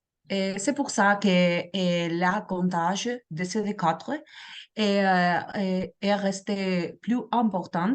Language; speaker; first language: French; non-native, learner; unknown